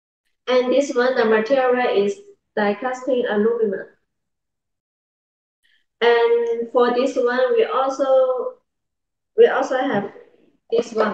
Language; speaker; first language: English; non-native, learner; Chinese